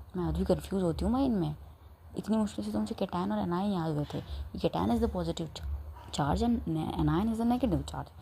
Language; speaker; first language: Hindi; non-native, local second language; Marwari